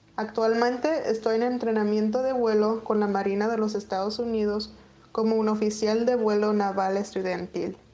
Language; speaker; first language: Spanish; early bilingual, heritage; Spanish